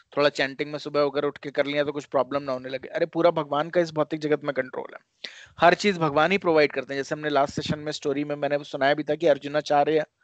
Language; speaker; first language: Hindi; native; Hindi